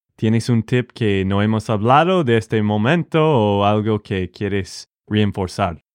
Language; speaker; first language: Spanish; non-native, fluent; English